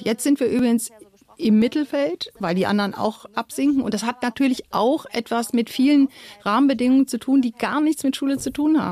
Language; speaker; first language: German; native; German